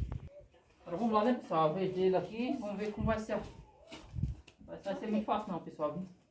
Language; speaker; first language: Portuguese; native; Portuguese